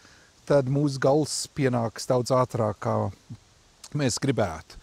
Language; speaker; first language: Latvian; early bilingual, heritage; Latvian